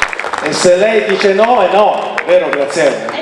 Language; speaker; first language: Italian; native; Italian